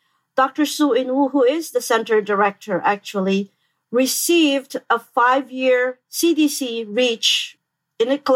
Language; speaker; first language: English; non-native, local second language; Filipino